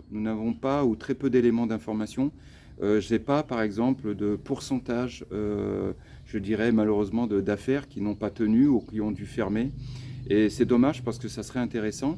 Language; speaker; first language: French; native; French